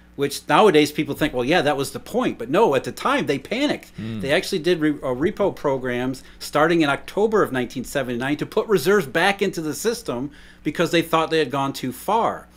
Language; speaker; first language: English; native; English